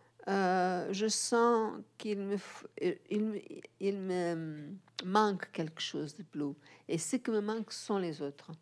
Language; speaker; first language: French; non-native, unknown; Portuguese